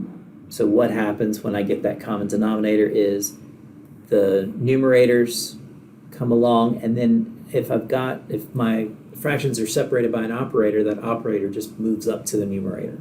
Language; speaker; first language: English; native; English